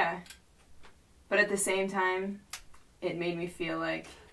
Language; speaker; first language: English; native; English